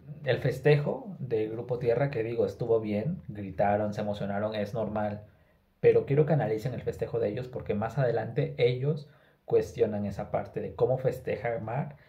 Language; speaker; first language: Spanish; native; Spanish